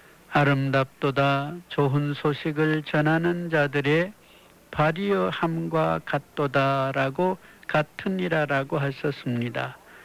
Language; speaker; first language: Korean; native; Korean